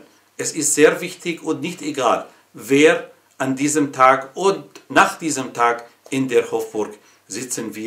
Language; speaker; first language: German; non-native, fluent; Arabic